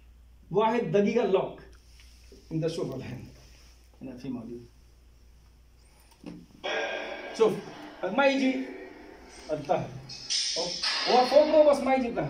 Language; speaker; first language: Arabic; non-native, learner; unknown